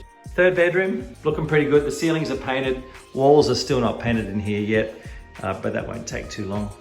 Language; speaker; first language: English; native; English